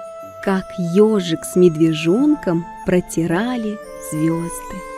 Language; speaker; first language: Russian; native; Russian